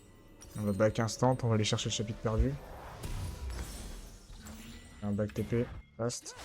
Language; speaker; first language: French; native; French